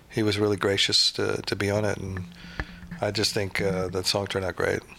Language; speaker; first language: English; native; English